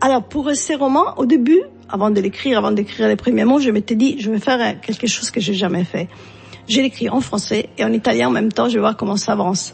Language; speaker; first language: French; non-native, fluent; Italian